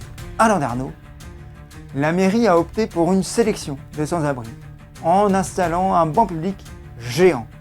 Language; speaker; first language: French; native; French